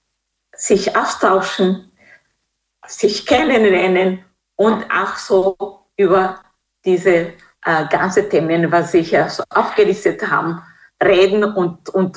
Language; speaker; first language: German; non-native, fluent; Kinyarwanda